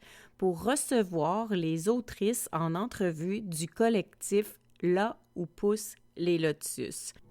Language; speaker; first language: French; native; French